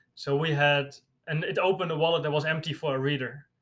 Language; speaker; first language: English; non-native, fluent; Dutch